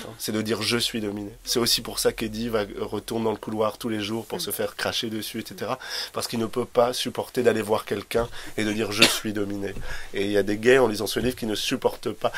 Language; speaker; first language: French; native; French